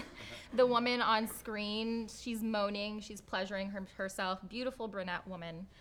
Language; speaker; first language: English; native; English